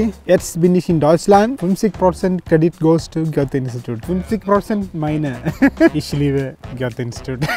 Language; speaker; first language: German; non-native, learner; Malayalam